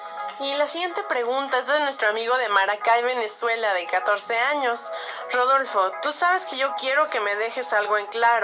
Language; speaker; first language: Spanish; native; Spanish